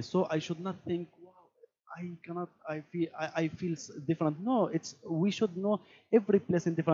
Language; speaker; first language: English; non-native, learner; Arabic